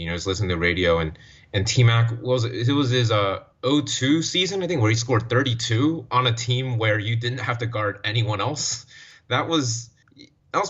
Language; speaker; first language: English; native; English